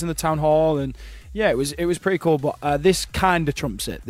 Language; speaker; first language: English; native; English